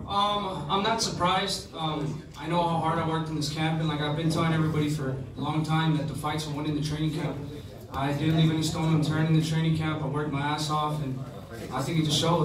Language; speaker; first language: English; early bilingual, other home language; Spanish